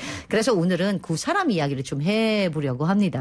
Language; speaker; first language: Korean; non-native, fluent; Filipino